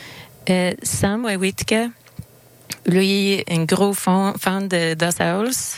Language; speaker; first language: French; non-native, learner; Swedish